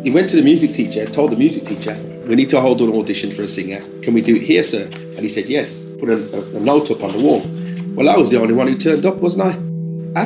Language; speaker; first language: English; native; English